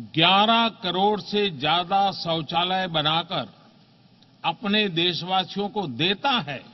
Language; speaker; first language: Hindi; non-native, local second language; Gujarati